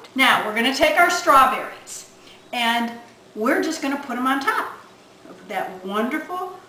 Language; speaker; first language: English; native; English